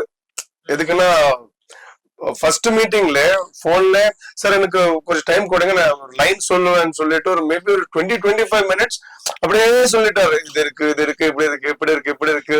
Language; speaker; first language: Tamil; non-native, learner; Tulu